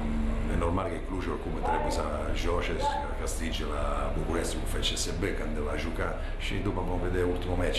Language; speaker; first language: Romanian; non-native, fluent; Italian